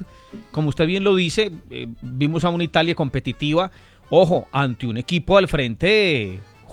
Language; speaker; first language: Spanish; native; Spanish